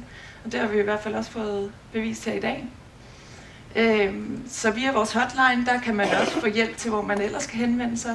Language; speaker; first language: Danish; native; Danish